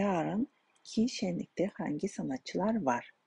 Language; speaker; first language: Turkish; non-native, fluent; Kazakh